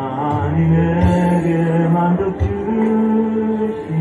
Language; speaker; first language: Korean; native; Korean